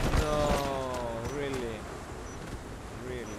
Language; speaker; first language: English; non-native, learner; French